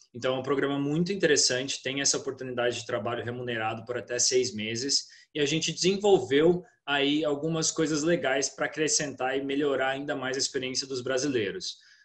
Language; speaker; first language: Portuguese; native; Portuguese